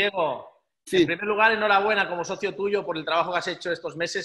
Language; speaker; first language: Spanish; native; Spanish